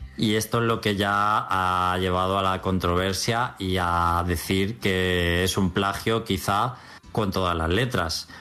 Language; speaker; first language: Spanish; native; Spanish